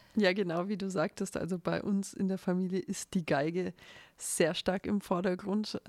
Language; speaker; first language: German; early bilingual, other home language; Bulgarian